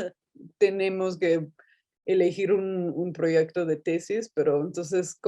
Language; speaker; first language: Spanish; non-native, fluent; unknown